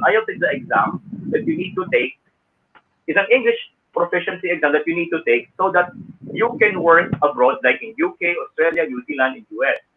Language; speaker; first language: English; non-native, local second language; Filipino